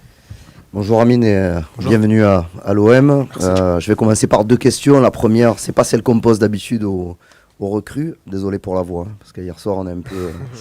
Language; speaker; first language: French; native; French